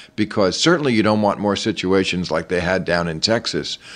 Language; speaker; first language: English; native; English